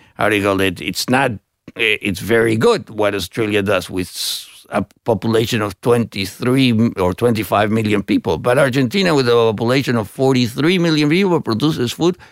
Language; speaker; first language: English; non-native, fluent; Spanish